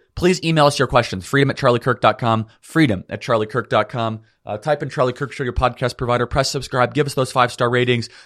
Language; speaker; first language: English; native; English